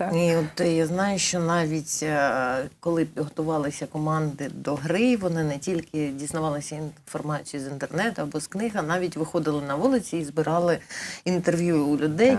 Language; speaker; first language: Ukrainian; native; Ukrainian